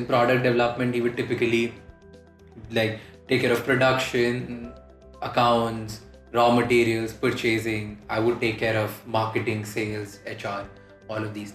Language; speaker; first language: English; non-native, local second language; Hindi